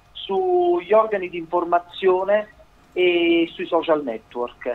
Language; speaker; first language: Italian; native; Italian